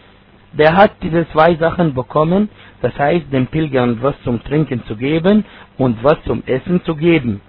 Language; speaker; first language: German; non-native, fluent; Arabic